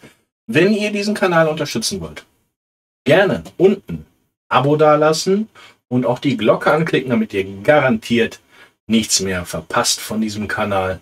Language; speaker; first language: German; native; German